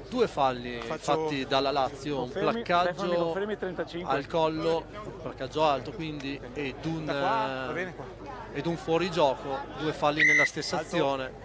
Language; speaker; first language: Italian; native; Italian